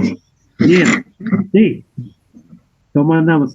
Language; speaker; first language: Spanish; native; Spanish